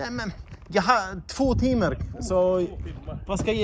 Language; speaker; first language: Swedish; non-native, learner; English